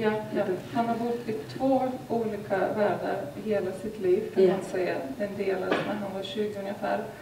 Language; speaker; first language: Swedish; non-native, fluent; Lithuanian